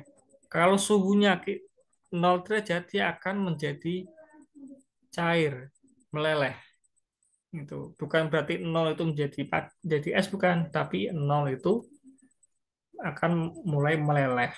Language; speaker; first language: Indonesian; native; Indonesian